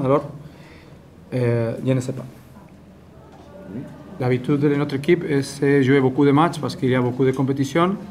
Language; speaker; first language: French; non-native, fluent; Spanish